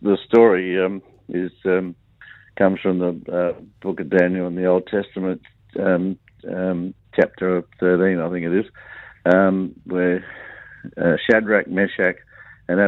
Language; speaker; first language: English; native; English